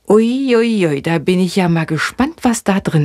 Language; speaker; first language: German; native; German